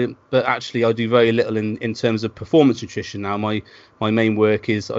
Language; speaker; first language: English; native; English